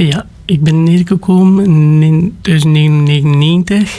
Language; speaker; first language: Dutch; non-native, learner; Romanian